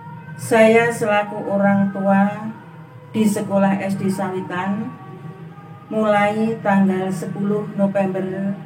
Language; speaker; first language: Indonesian; native; Indonesian